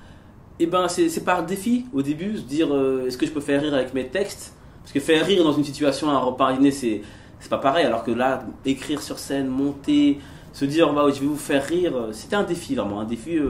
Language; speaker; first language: French; early bilingual, other home language; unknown